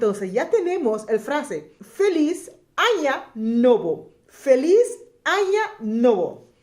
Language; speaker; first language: Spanish; non-native, local second language; Papiamento